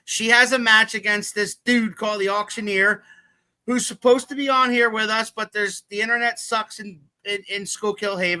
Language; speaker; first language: English; native; English